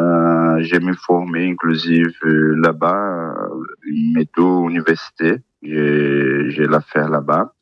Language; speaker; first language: French; non-native, learner; Portuguese